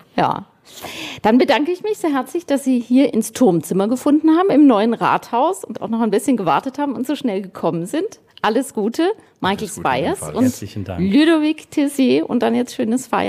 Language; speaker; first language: German; native; German